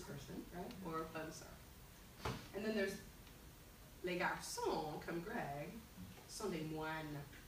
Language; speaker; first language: French; non-native, fluent; English